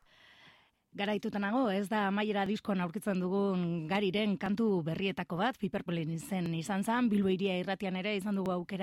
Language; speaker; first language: Basque; native; Basque